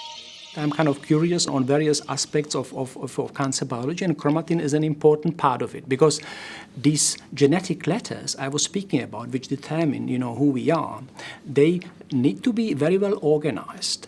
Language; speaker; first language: English; non-native, fluent; Czech